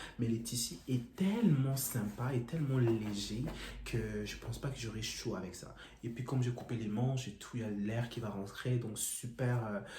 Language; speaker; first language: French; non-native, local second language; Lingala